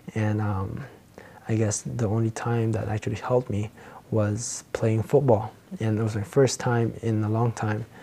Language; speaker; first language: English; non-native, local second language; Filipino